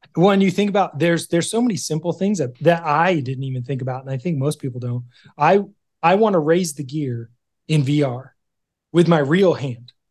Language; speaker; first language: English; native; English